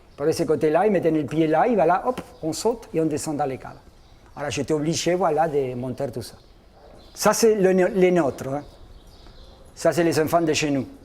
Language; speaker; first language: French; non-native, fluent; Spanish